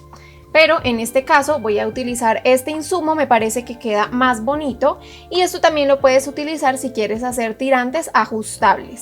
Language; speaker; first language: Spanish; native; Spanish